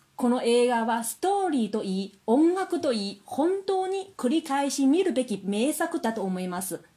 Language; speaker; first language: Japanese; non-native, fluent; Chinese